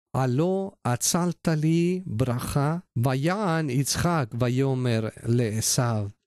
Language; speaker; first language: Hebrew; non-native, learner; Spanish